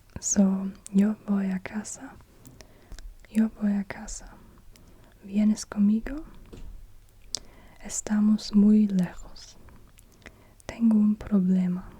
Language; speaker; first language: Spanish; non-native, learner; German